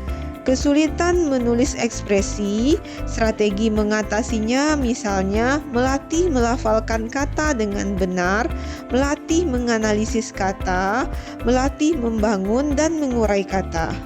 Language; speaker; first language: Indonesian; native; Indonesian